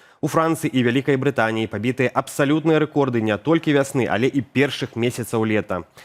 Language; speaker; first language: Belarusian; native; Belarusian